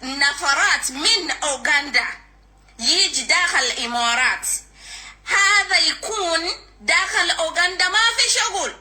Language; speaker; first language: Arabic; non-native, learner; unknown